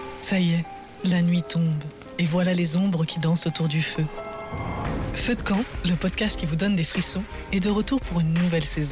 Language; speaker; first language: French; native; French